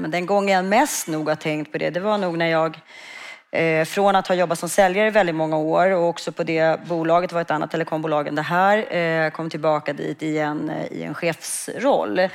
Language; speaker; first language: Swedish; native; Swedish